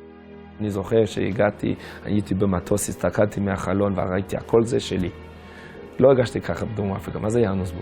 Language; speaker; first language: Hebrew; non-native, fluent; English